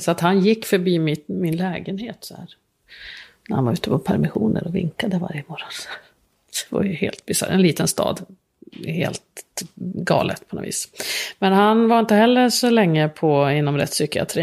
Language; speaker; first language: Swedish; native; Swedish